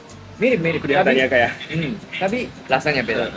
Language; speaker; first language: Indonesian; non-native, fluent; Japanese